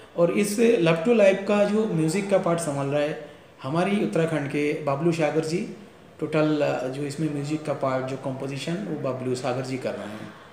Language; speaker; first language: Hindi; non-native, local second language; Bangla